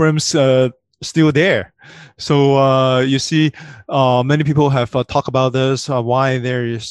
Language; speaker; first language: English; non-native, local second language; Cantonese